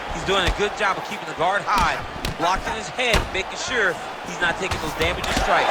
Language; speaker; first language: English; native; English